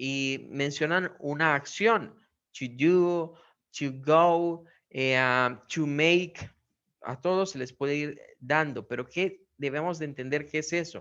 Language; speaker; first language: Spanish; native; Spanish